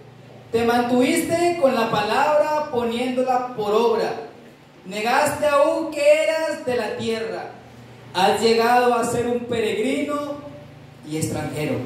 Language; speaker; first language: Spanish; native; Spanish